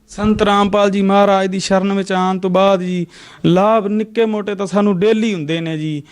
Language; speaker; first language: Hindi; non-native, local second language; Punjabi